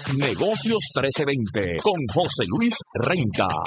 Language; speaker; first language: Spanish; native; Spanish